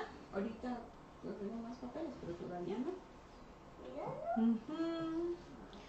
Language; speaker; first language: Spanish; native; Spanish